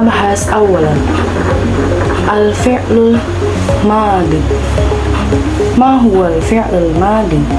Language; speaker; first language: Arabic; non-native, learner; Indonesian